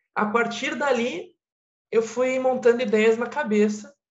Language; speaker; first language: Portuguese; native; Portuguese